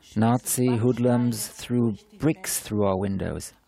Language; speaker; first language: English; non-native, fluent; German